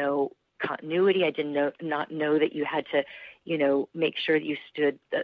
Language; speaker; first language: English; native; English